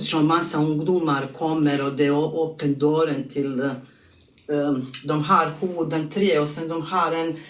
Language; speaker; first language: Swedish; non-native, learner; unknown